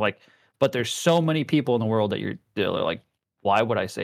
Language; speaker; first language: English; native; English